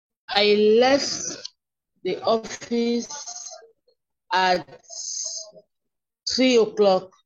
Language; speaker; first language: English; non-native, learner; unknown